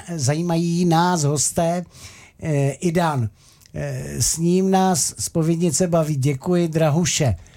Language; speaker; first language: Czech; native; Czech